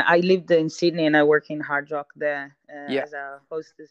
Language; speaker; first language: English; non-native, fluent; Italian